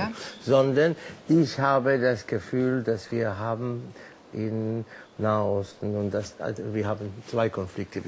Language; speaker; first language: German; non-native, fluent; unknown